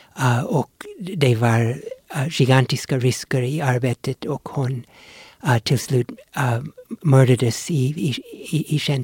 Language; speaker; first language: Swedish; non-native, fluent; English